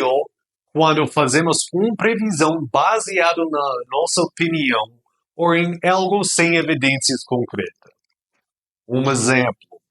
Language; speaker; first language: Portuguese; non-native, fluent; English